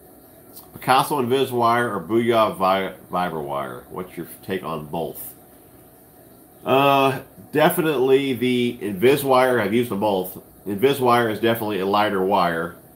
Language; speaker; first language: English; native; English